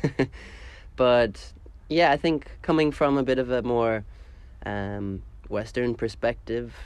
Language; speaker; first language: English; native; English